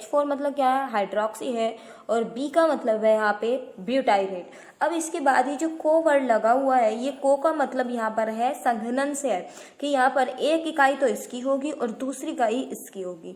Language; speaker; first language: Hindi; native; Hindi